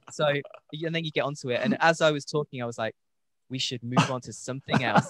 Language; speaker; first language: English; native; English